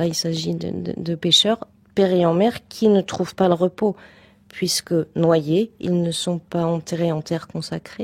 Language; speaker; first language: French; native; French